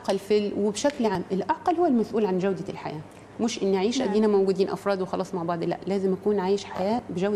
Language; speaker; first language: Arabic; native; Arabic